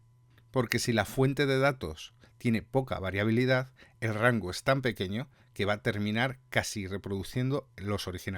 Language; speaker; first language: Spanish; native; Spanish